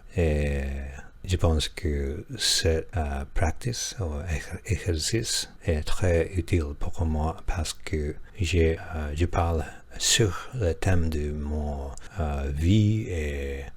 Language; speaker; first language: French; non-native, learner; Japanese